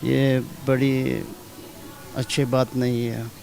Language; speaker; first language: Hindi; non-native, learner; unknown